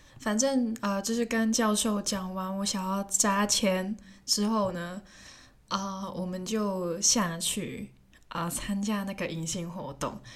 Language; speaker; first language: Chinese; non-native, local second language; Cantonese